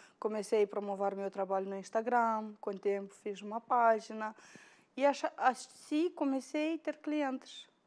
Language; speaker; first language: Portuguese; non-native, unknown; Romanian